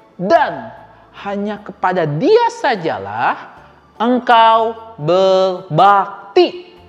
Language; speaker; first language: Indonesian; native; Indonesian